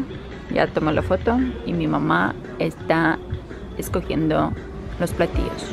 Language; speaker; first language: Spanish; non-native, fluent; Russian